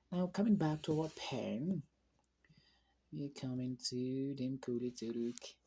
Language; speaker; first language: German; non-native, learner; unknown